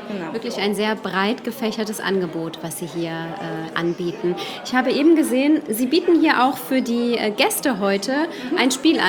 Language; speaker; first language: German; native; German